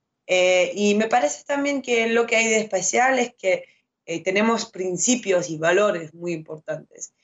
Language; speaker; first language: Spanish; non-native, fluent; French